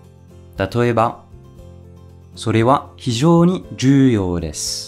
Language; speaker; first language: Japanese; non-native, fluent; French